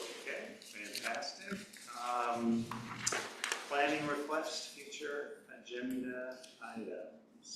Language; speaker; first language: English; native; English